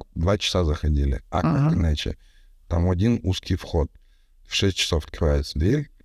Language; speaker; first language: Russian; native; Russian